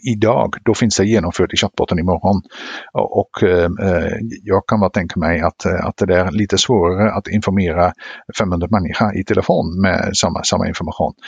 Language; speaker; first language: Swedish; non-native, fluent; Dutch